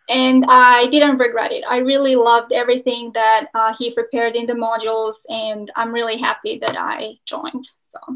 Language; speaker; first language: English; non-native, fluent; Serbian